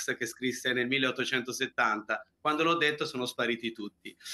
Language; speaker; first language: Italian; native; Italian